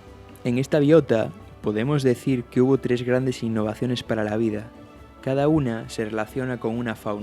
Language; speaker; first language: Spanish; native; Spanish